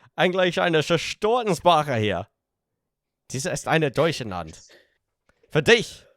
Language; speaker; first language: German; non-native, learner; English